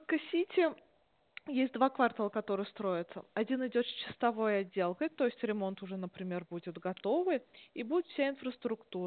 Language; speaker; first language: Russian; native; Russian